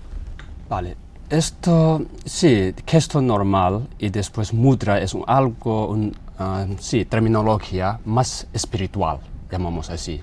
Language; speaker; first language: Spanish; non-native, learner; Tibetan